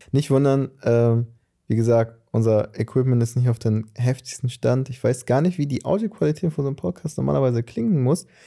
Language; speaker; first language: German; early bilingual, other home language; Portuguese